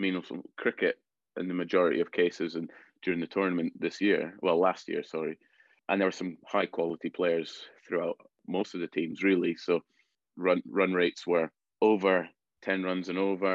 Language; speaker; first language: English; native; English